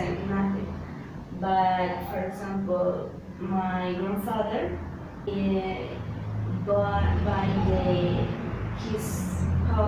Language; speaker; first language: English; non-native, learner; Spanish